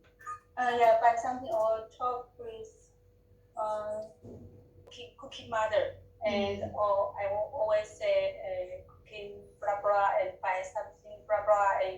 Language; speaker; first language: English; non-native, learner; Chinese